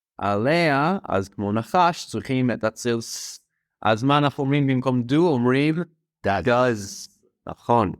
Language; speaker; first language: Hebrew; non-native, fluent; English